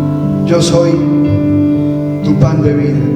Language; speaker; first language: Spanish; native; Spanish